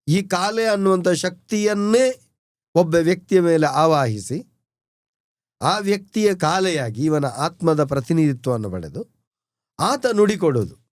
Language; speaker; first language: Kannada; non-native, local second language; Tulu